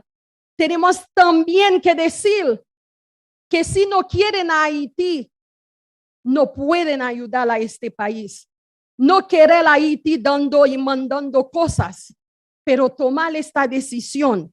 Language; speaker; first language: Spanish; non-native, fluent; Haitian Creole